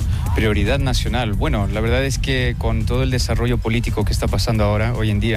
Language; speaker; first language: Spanish; early bilingual, heritage; Spanish